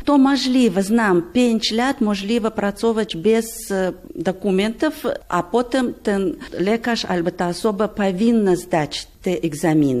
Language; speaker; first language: Polish; non-native, learner; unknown